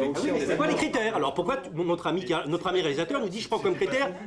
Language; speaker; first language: French; native; French